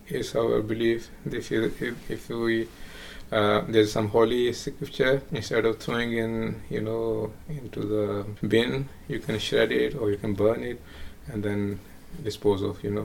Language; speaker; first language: English; non-native, local second language; Punjabi